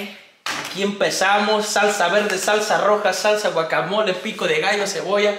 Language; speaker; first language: Spanish; native; Spanish